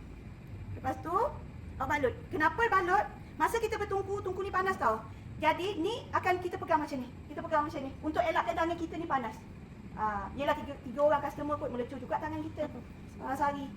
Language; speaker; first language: Malay; native; Malay